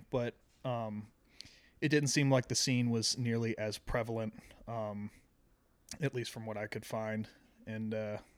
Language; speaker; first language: English; native; English